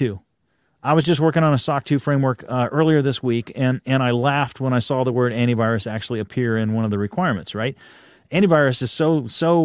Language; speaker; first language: English; native; English